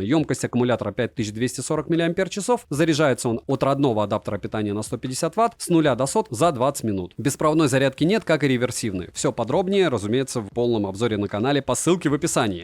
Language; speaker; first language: Russian; native; Russian